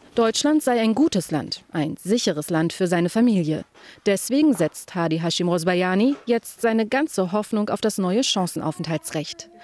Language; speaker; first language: German; native; German